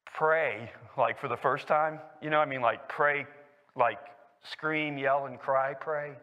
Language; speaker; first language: English; native; English